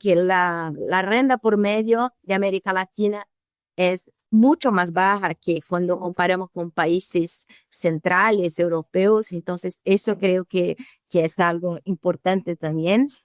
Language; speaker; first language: Spanish; non-native, fluent; Portuguese